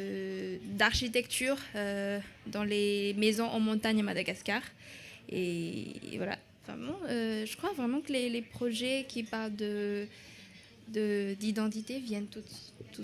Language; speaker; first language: French; non-native, local second language; Malagasy